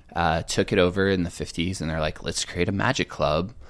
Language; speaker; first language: English; native; English